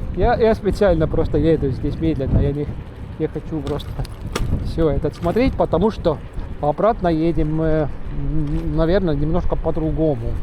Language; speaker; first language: Russian; non-native, local second language; Estonian